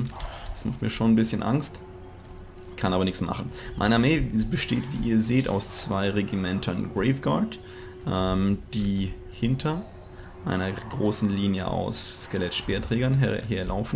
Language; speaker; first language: German; native; German